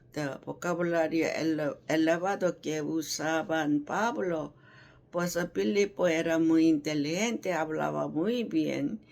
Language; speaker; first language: Spanish; non-native, learner; Korean